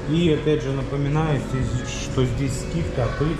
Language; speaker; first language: Russian; native; Russian